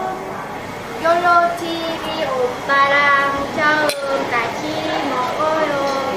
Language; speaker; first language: Korean; non-native, learner; Vietnamese